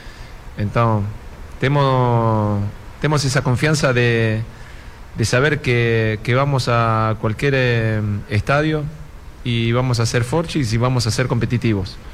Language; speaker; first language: Portuguese; non-native, fluent; Spanish